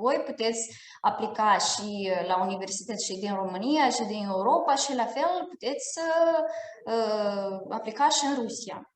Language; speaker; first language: Romanian; non-native, fluent; Russian